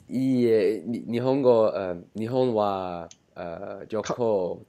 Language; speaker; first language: Japanese; non-native, learner; English